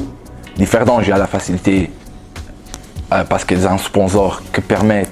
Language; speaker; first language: French; non-native, fluent; Portuguese